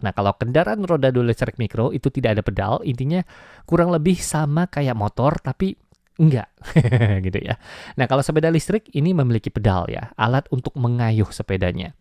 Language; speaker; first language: Indonesian; native; Indonesian